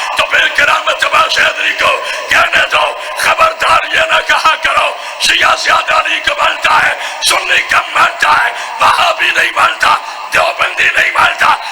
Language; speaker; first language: Urdu; non-native, local second language; Punjabi